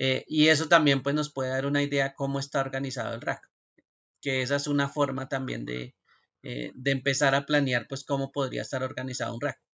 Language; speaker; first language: Spanish; native; Spanish